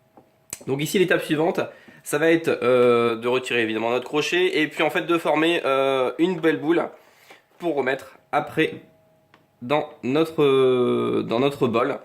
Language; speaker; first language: French; native; French